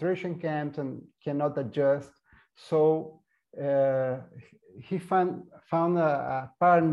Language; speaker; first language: English; non-native, fluent; Portuguese